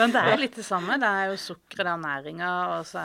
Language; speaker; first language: Norwegian; native; Norwegian